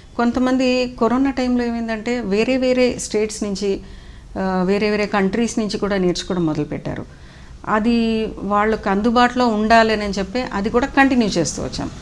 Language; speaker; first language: Telugu; native; Telugu